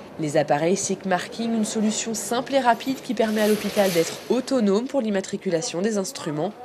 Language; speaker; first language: French; native; French